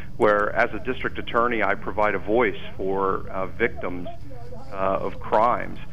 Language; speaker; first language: English; native; English